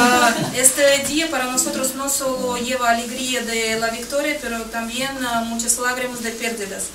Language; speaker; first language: Spanish; non-native, fluent; Russian